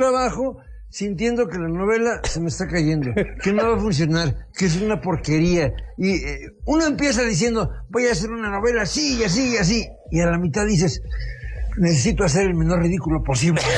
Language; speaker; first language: Spanish; native; Spanish